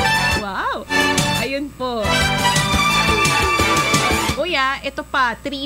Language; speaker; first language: Filipino; native; Filipino